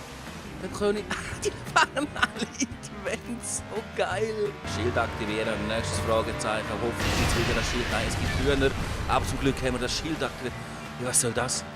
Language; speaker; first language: German; native; German